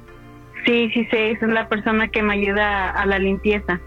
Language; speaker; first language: Spanish; native; Spanish